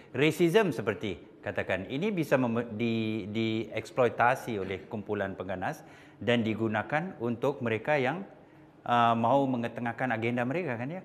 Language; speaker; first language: Malay; native; Malay